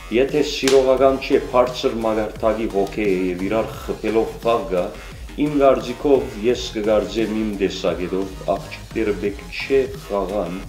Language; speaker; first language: Armenian; early bilingual, heritage; Armenian